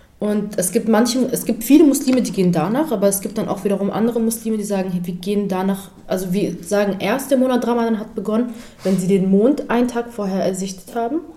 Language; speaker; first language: German; early bilingual, other home language; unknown